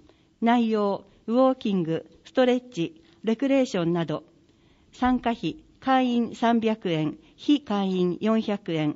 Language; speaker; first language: Japanese; native; Japanese